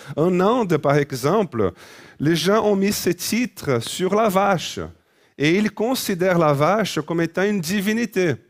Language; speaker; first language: French; non-native, fluent; Portuguese